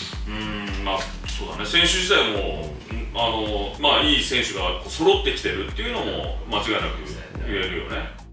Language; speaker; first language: Japanese; native; Japanese